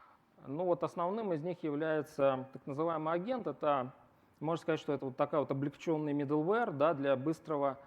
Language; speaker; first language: Russian; native; Russian